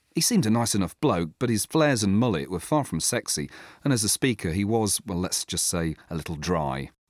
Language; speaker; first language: English; native; English